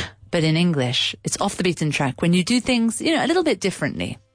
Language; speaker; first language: English; native; English